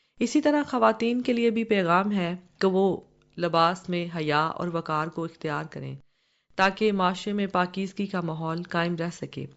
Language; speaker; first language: Urdu; non-native, local second language; Punjabi